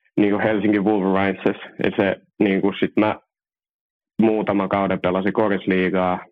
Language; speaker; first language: Finnish; early bilingual, other home language; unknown